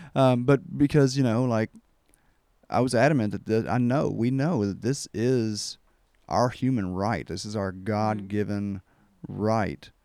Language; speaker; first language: English; native; English